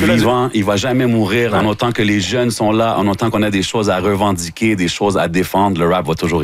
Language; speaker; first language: French; native; French